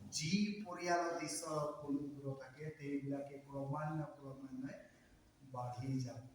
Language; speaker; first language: Assamese; non-native, local second language; Sadri